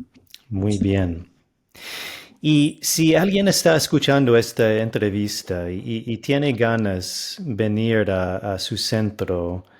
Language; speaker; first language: Spanish; non-native, fluent; English